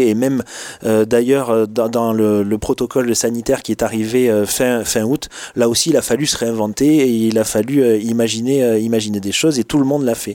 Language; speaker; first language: French; native; French